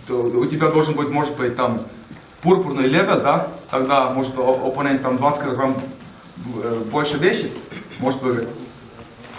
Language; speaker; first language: Russian; non-native, learner; Estonian